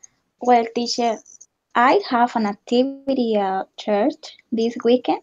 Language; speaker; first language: English; non-native, learner; Spanish